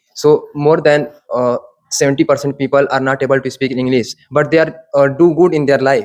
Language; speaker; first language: English; non-native, learner; Hindi